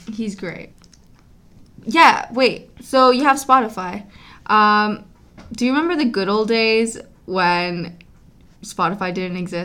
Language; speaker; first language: English; early bilingual, other home language; Spanish